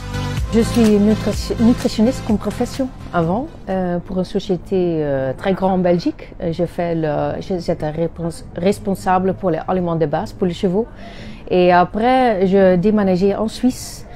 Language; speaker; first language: French; non-native, learner; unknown